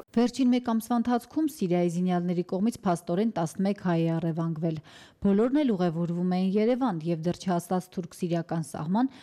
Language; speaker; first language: Armenian; native; Armenian